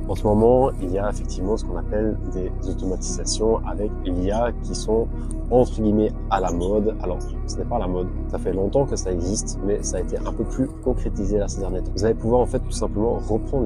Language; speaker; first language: French; native; French